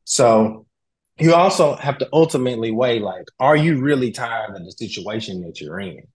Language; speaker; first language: English; native; English